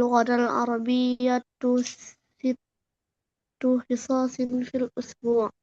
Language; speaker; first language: Arabic; non-native, learner; Indonesian